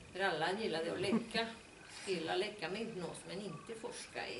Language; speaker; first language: Swedish; non-native, fluent; Spanish